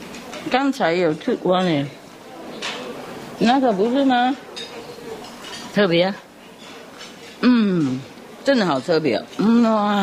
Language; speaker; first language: Chinese; non-native, fluent; Vietnamese